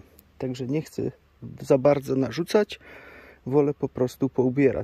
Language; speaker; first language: Polish; native; Polish